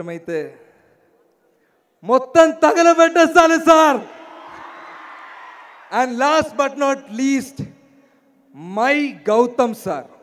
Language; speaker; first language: Telugu; non-native, learner; Malayalam